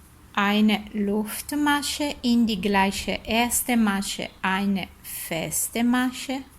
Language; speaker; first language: German; non-native, learner; Italian